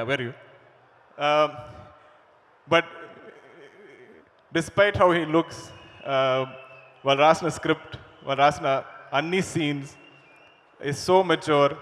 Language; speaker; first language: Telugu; non-native, learner; Malayalam